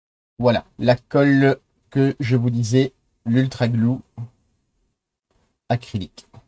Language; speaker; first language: French; native; French